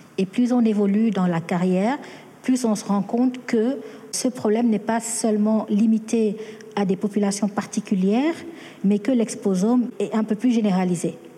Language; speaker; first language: French; non-native, local second language; Wolof